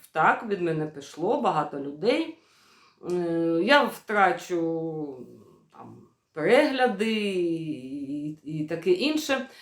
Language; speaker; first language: Ukrainian; non-native, local second language; Russian